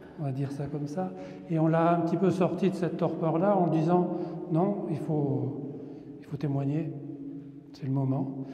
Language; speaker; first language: French; native; French